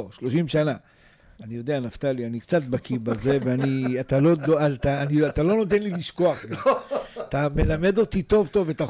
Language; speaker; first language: Hebrew; native; Hebrew